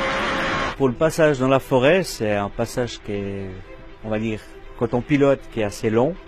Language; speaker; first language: French; native; French